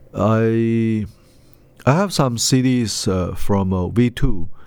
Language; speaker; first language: English; non-native, learner; Chinese